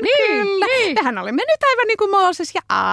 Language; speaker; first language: Finnish; native; Finnish